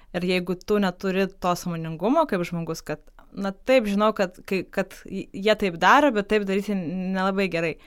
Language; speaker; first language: Lithuanian; non-native, local second language; Polish